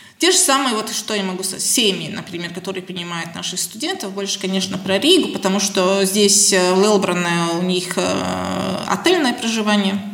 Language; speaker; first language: Russian; non-native, local second language; Latvian